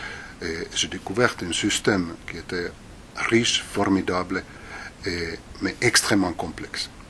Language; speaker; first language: French; non-native, fluent; Finnish